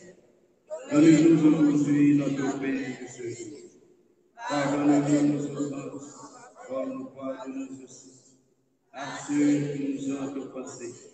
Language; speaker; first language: French; non-native, local second language; Haitian Creole